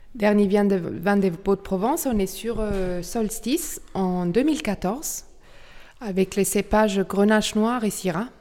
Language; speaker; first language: French; non-native, local second language; Swiss German